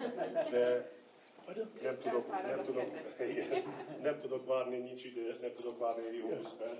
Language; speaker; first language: Hungarian; non-native, learner; Turkish